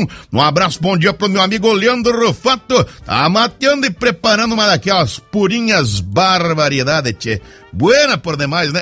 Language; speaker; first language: Portuguese; native; Portuguese